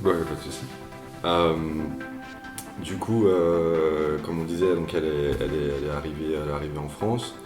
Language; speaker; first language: French; native; French